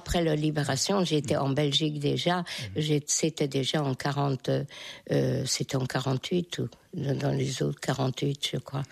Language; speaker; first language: French; non-native, fluent; Hungarian